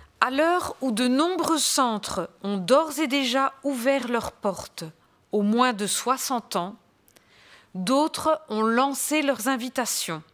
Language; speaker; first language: French; native; French